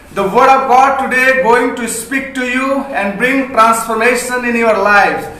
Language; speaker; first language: English; non-native, local second language; Hindi